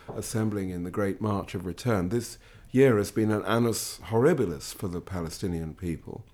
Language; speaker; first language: English; native; English